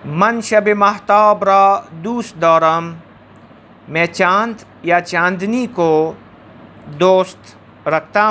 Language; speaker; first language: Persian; non-native, fluent; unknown